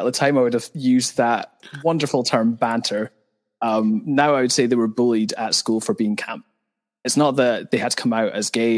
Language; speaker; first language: English; native; English